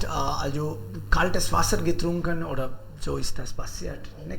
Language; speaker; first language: German; non-native, fluent; Hindi